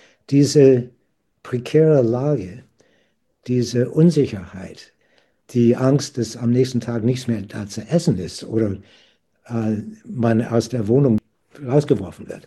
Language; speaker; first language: German; non-native, fluent; English